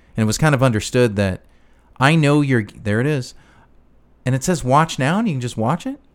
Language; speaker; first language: English; native; English